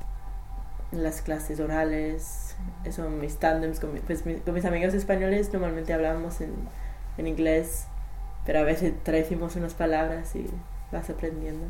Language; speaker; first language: Spanish; non-native, learner; English